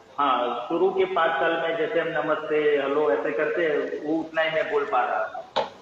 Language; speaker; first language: Hindi; non-native, local second language; Gujarati